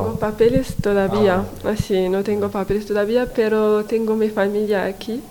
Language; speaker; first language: Spanish; non-native, learner; Arabic